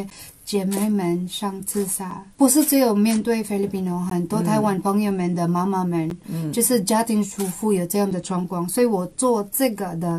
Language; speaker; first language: Chinese; non-native, local second language; Cebuano